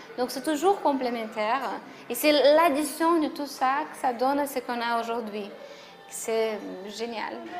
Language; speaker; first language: French; non-native, fluent; Portuguese